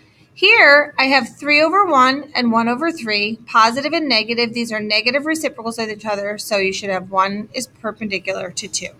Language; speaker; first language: English; native; English